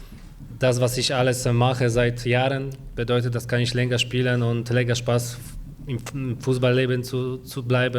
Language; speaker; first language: German; non-native, fluent; Polish